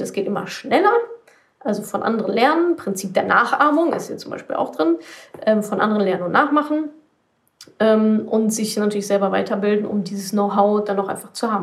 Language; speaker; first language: German; native; German